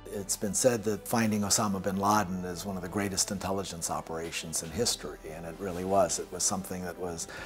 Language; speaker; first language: English; native; English